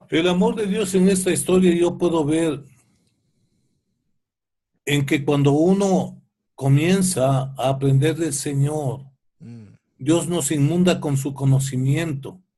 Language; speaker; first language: Spanish; native; Spanish